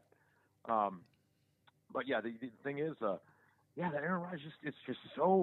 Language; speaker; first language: English; native; English